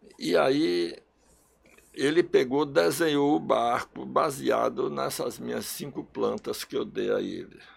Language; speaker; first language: Portuguese; early bilingual, other home language; Russian